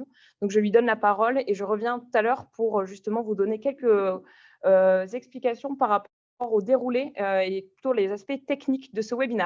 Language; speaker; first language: French; native; French